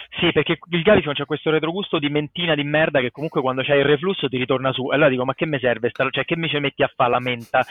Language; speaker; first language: Italian; native; Italian